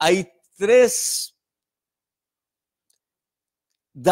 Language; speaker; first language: Spanish; native; Spanish